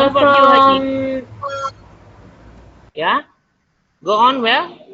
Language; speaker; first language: English; non-native, learner; Indonesian